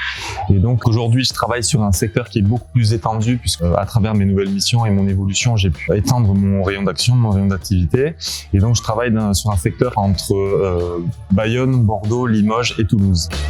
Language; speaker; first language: French; native; French